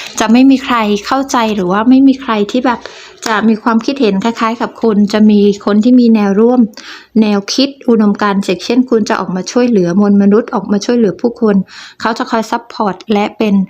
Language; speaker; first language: Thai; native; Thai